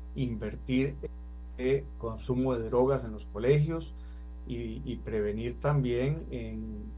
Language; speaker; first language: Spanish; native; Spanish